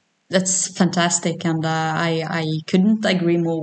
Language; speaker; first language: English; non-native, fluent; Norwegian